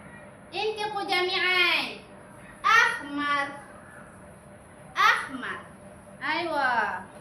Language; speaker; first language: Arabic; non-native, learner; Malay